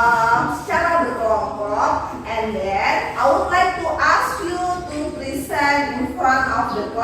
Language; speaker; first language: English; non-native, fluent; Indonesian